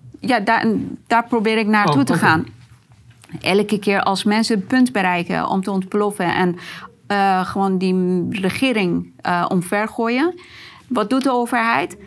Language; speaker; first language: Dutch; non-native, fluent; Persian